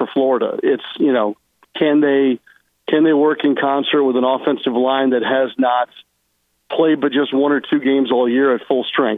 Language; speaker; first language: English; native; English